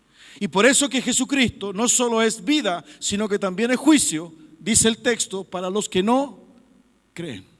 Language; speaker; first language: Spanish; native; Spanish